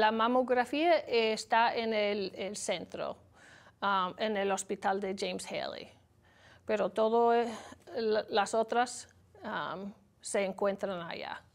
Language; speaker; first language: Spanish; non-native, learner; English